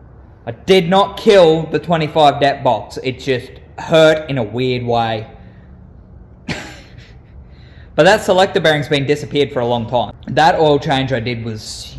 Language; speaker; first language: English; native; English